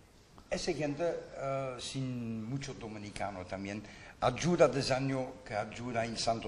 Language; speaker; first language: Spanish; non-native, learner; Dutch